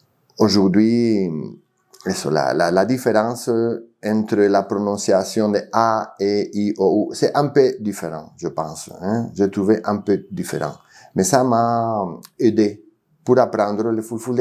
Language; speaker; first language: French; non-native, fluent; Spanish